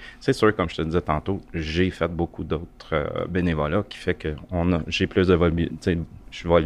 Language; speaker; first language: French; native; French